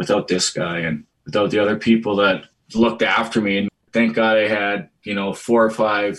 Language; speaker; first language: English; native; English